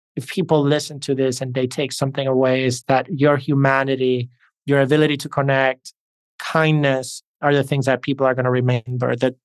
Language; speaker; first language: English; early bilingual, other home language; Spanish